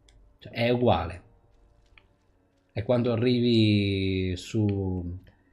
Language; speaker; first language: Italian; native; Italian